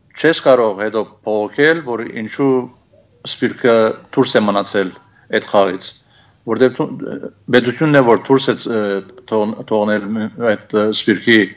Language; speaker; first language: Armenian; early bilingual, heritage; Armenian